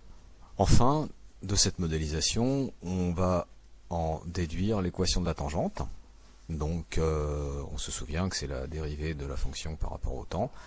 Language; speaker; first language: French; native; French